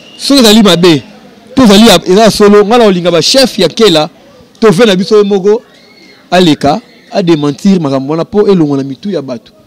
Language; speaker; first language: Lingala; native; Lingala